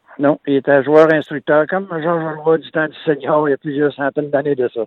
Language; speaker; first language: French; native; French